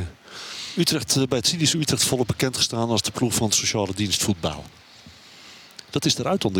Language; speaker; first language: Dutch; native; Dutch